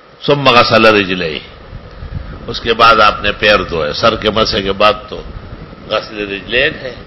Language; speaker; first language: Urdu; non-native, local second language; Pashto